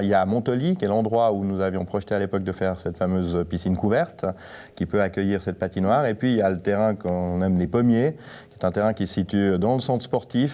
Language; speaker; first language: French; native; French